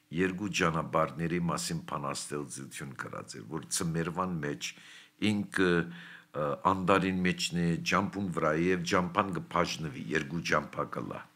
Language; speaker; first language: Armenian; early bilingual, heritage; Armenian